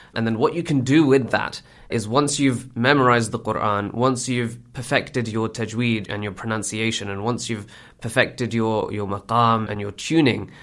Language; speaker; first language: English; native; English